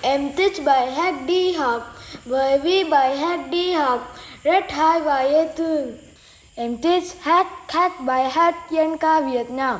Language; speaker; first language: Vietnamese; non-native, learner; Sinhala